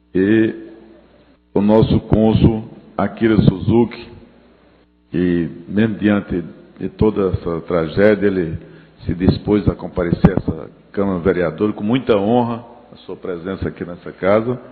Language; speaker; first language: Portuguese; native; Portuguese